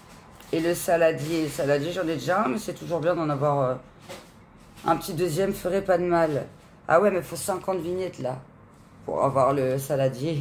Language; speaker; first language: French; native; French